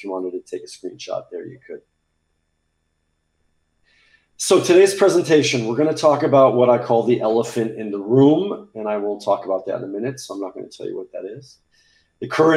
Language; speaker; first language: English; native; English